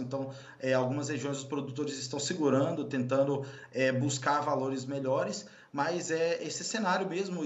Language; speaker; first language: Portuguese; native; Portuguese